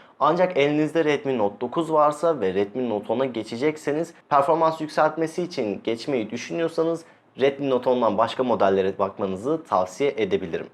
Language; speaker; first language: Turkish; native; Turkish